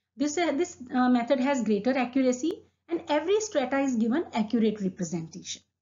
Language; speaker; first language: English; non-native, local second language; Hindi